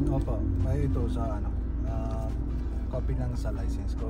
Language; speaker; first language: Filipino; non-native, learner; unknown